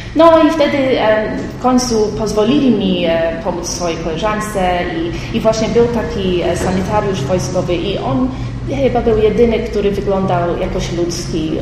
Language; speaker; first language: Polish; early bilingual, heritage; Polish